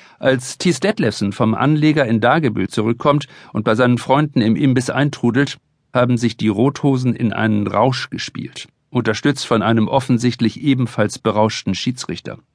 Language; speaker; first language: German; native; German